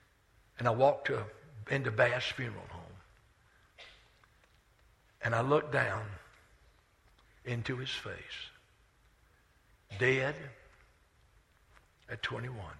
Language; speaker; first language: English; native; English